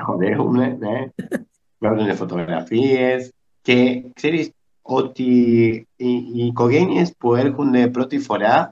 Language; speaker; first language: Greek; early bilingual, heritage; Spanish